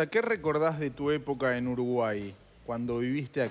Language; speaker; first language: Spanish; native; Spanish